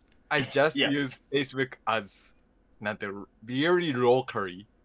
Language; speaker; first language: English; non-native, learner; Japanese